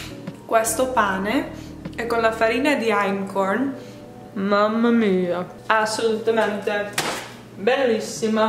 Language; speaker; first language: Italian; non-native, learner; English